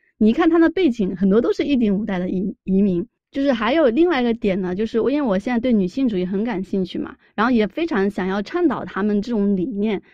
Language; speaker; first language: Chinese; native; Chinese